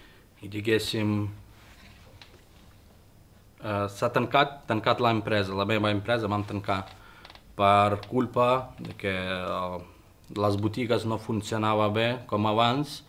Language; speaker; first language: Catalan; non-native, learner; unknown